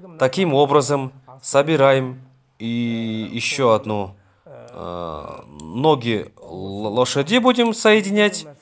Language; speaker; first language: Russian; non-native, local second language; Kazakh